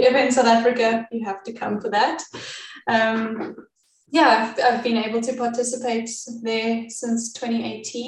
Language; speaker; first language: English; native; English